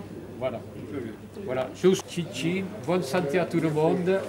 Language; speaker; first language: French; native; French